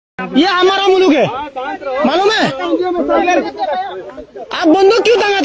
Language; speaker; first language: Hindi; non-native, learner; Bangla